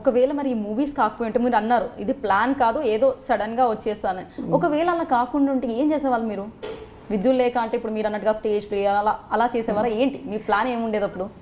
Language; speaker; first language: Telugu; native; Telugu